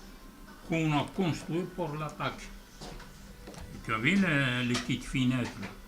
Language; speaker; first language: French; non-native, fluent; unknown